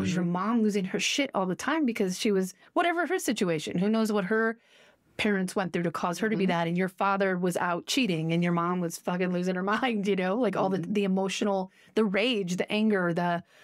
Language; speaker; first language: English; native; English